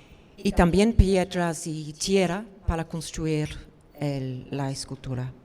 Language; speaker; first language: Spanish; non-native, fluent; English